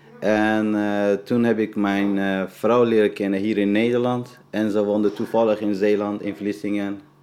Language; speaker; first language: Dutch; non-native, fluent; Persian